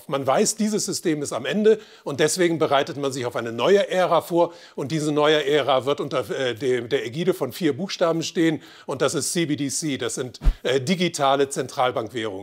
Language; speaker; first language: German; native; German